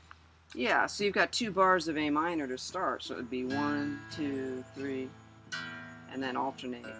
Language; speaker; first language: English; native; English